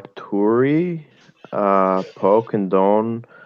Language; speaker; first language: Albanian; non-native, learner; English